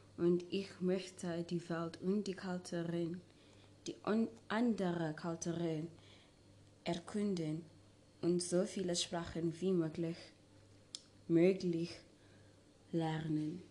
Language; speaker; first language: German; non-native, learner; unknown